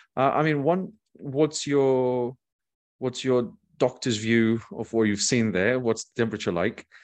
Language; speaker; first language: English; non-native, fluent; Portuguese